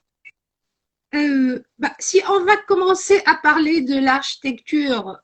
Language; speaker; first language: French; non-native, local second language; Arabic